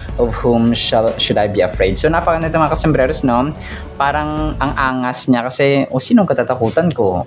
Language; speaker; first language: Filipino; non-native, local second language; Hiligaynon